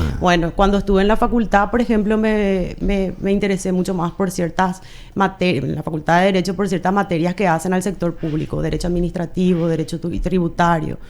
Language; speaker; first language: Spanish; native; Spanish